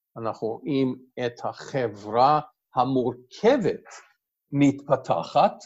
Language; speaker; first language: Hebrew; non-native, fluent; English